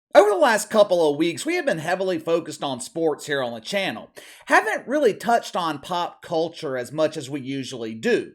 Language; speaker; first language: English; native; English